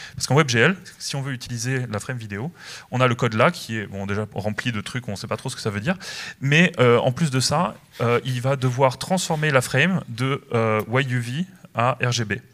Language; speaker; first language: French; native; French